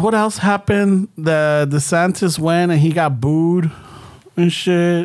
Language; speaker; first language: English; early bilingual, other home language; Spanish